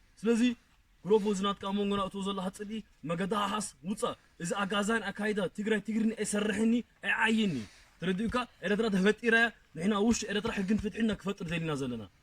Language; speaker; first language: Tigrinya; early bilingual, heritage; Tigrinya